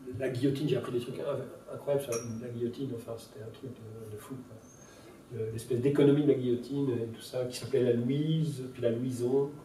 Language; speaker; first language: French; non-native, local second language; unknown